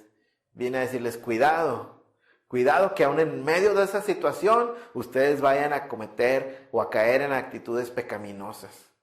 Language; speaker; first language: Spanish; native; Spanish